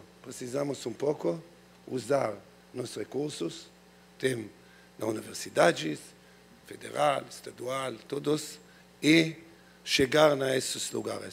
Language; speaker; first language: Portuguese; non-native, learner; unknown